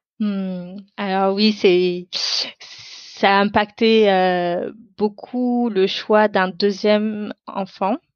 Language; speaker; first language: French; non-native, local second language; Tamil